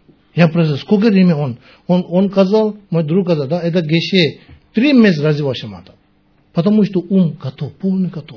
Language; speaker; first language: Russian; non-native, learner; Tibetan